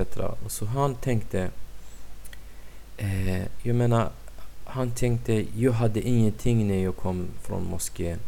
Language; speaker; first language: Swedish; non-native, fluent; Arabic